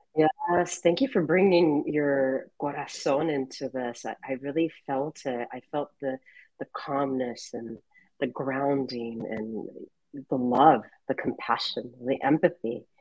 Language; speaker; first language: English; early bilingual, other home language; Spanish